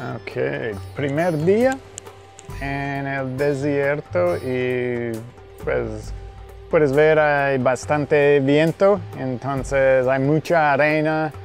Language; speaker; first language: Spanish; non-native, fluent; English